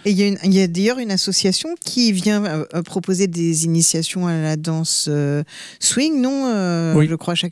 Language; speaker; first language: French; native; French